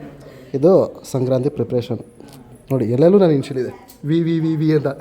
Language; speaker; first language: Kannada; native; Kannada